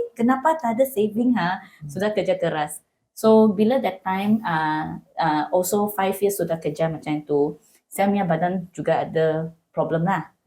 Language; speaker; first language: Malay; non-native, local second language; Chinese